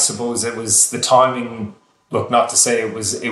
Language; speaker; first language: English; native; English